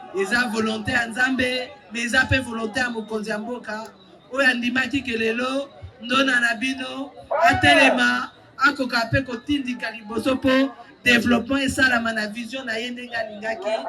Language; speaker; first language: Lingala; non-native, local second language; Kongo